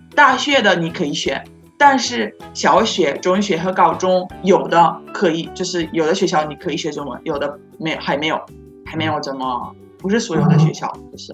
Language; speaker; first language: Chinese; non-native, fluent; Italian